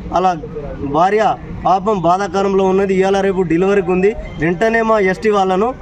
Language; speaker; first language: Telugu; non-native, local second language; Lambadi